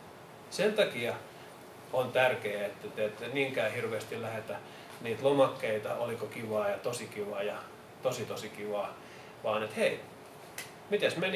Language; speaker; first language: Finnish; native; Finnish